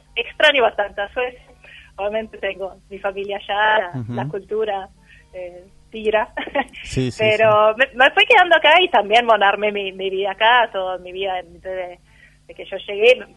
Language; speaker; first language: Spanish; non-native, fluent; Swedish